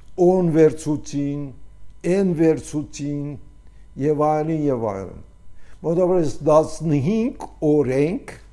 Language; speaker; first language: Armenian; early bilingual, heritage; Armenian